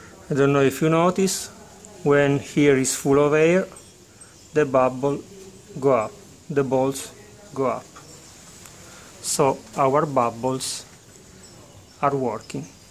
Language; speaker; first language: English; non-native, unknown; Italian